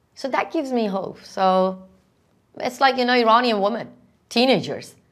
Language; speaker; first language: English; non-native, fluent; Persian